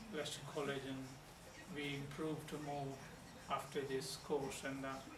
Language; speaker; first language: English; non-native, local second language; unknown